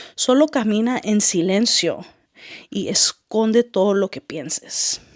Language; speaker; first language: Spanish; early bilingual, heritage; Spanish